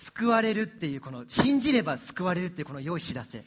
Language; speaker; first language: Japanese; early bilingual, other home language; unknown